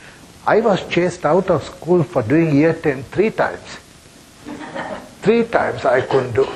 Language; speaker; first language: English; non-native, local second language; Sinhala